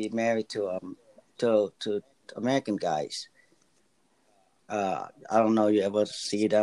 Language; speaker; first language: English; early bilingual, other home language; Lao